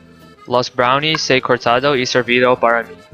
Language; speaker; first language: Spanish; non-native, learner; English